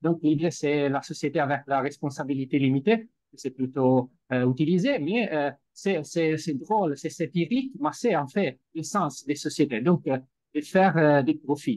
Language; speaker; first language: French; non-native, fluent; Italian